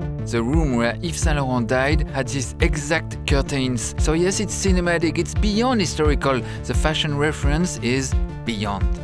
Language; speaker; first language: English; non-native, fluent; French